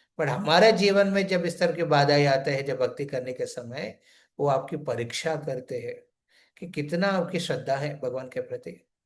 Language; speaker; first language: Hindi; non-native, local second language; Telugu